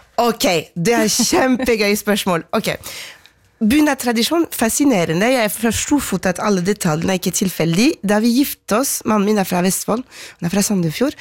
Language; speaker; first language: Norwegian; non-native, fluent; French